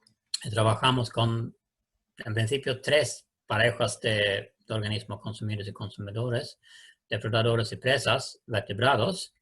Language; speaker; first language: Spanish; non-native, learner; Swedish